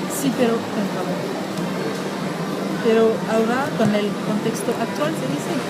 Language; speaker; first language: Spanish; non-native, learner; French